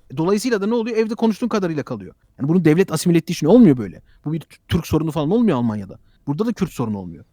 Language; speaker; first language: Turkish; early bilingual, heritage; Turkish